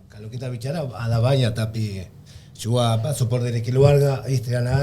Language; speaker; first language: Indonesian; non-native, learner; Spanish